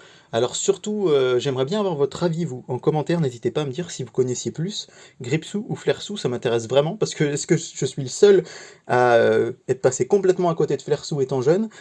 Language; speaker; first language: French; native; French